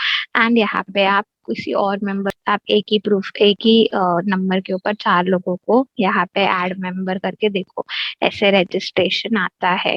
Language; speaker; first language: Hindi; native; Hindi